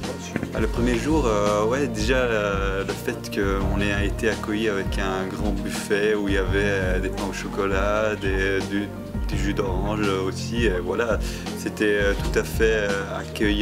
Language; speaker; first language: French; non-native, fluent; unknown